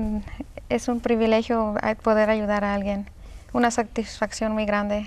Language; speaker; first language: Spanish; early bilingual, heritage; Spanish